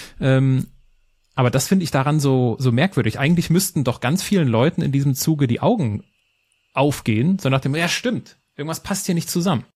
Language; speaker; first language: German; native; German